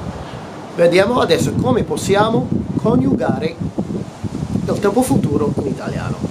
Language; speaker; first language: Italian; non-native, fluent; English